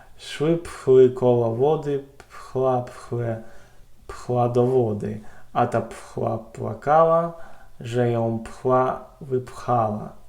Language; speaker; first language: Polish; non-native, learner; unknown